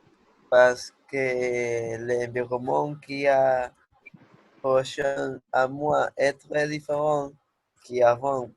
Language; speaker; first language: French; non-native, learner; Spanish